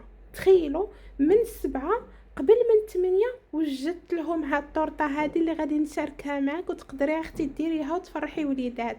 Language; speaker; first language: Arabic; native; Arabic